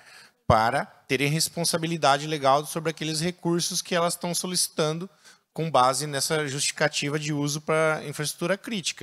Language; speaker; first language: Portuguese; native; Portuguese